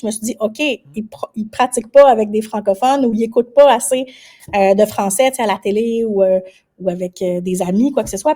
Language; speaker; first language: French; native; French